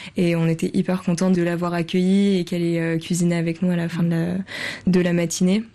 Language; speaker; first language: French; native; French